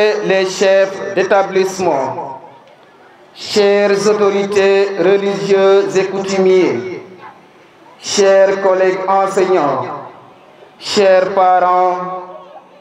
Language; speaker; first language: French; non-native, local second language; Serer